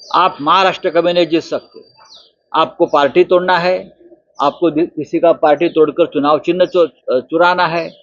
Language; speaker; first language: Hindi; non-native, local second language; Marathi